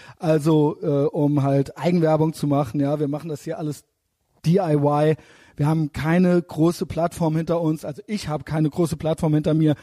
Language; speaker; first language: German; native; German